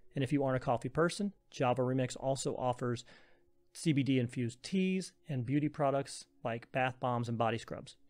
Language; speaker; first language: English; native; English